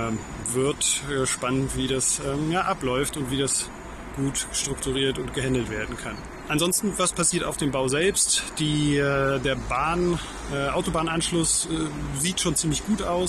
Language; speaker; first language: German; native; German